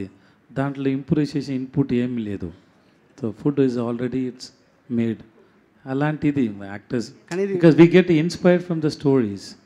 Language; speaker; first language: Telugu; non-native, learner; Tamil